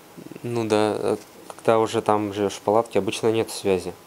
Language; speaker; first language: Russian; native; Russian